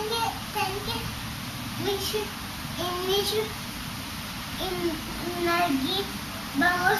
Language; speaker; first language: Hebrew; early bilingual, heritage; Hebrew